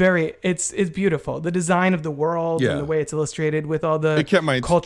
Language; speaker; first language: English; native; English